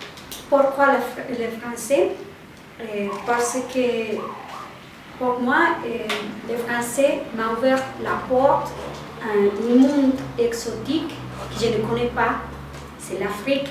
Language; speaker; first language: French; non-native, learner; Spanish